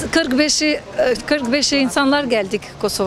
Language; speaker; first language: Turkish; non-native, fluent; Albanian